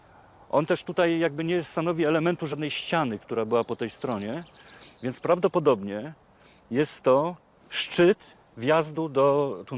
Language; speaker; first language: Polish; native; Polish